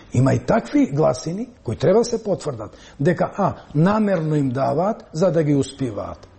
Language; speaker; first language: Macedonian; non-native, local second language; Albanian